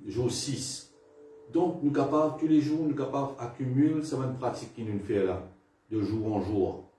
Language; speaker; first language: French; non-native, local second language; Morisyen